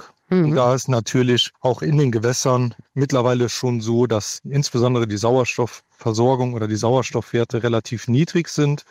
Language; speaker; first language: German; native; German